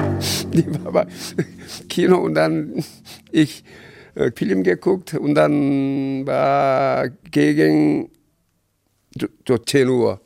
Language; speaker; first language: German; non-native, learner; Korean